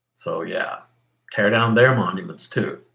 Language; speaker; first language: English; native; English